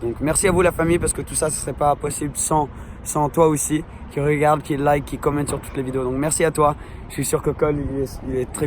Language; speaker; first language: French; native; French